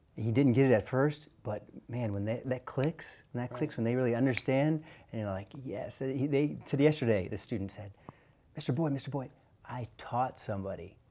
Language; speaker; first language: English; native; English